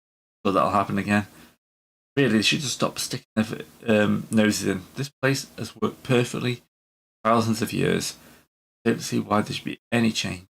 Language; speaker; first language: English; native; English